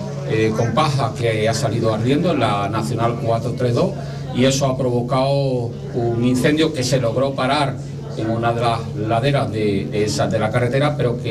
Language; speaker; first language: Spanish; native; Spanish